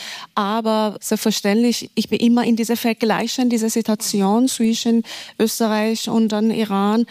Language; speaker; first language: German; non-native, fluent; Persian